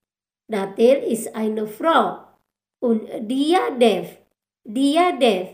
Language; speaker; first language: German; non-native, fluent; Indonesian